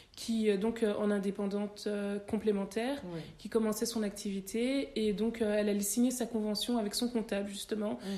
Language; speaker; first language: French; native; French